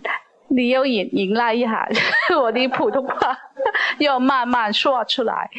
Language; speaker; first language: Chinese; non-native, local second language; Cantonese